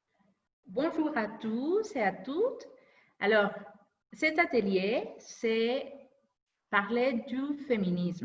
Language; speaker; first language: French; non-native, fluent; Spanish